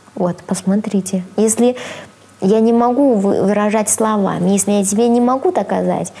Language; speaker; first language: Russian; non-native, fluent; Chinese